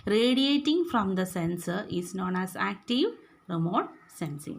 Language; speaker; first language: English; non-native, local second language; Malayalam